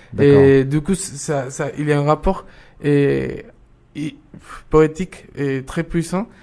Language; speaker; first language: French; non-native, fluent; Spanish